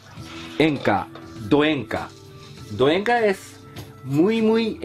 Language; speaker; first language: Spanish; non-native, learner; Japanese